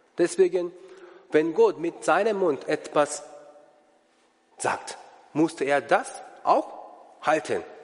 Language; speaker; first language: German; non-native, learner; Korean